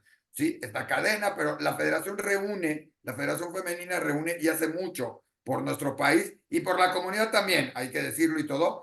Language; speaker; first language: Spanish; native; Spanish